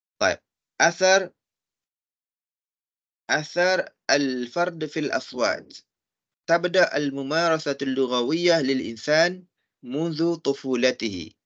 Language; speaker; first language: Arabic; non-native, fluent; Malay